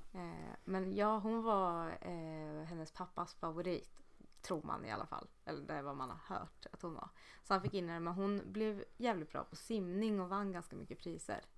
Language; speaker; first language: Swedish; native; Swedish